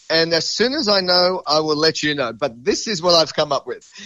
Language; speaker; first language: English; native; English